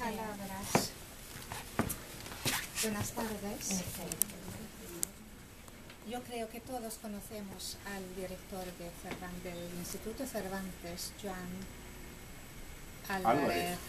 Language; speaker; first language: Spanish; non-native, fluent; Swedish